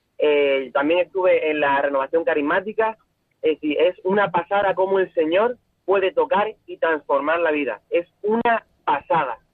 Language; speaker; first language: Spanish; native; Spanish